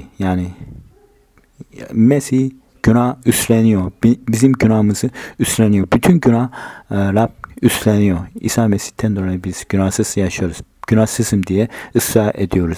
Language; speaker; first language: Turkish; non-native, fluent; Korean